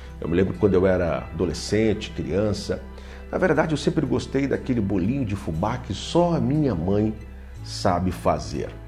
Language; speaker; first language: Portuguese; native; Portuguese